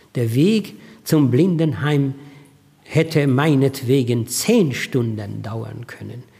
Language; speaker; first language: German; non-native, fluent; Persian